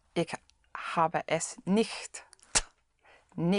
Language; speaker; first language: German; non-native, learner; English